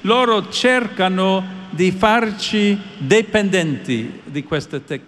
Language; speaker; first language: Italian; non-native, fluent; English